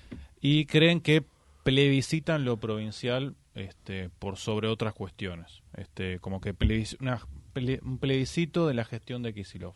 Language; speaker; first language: Spanish; native; Spanish